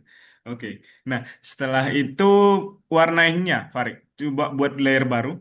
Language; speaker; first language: Indonesian; native; Indonesian